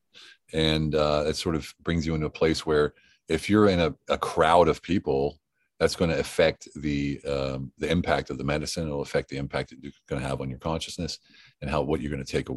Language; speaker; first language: English; native; English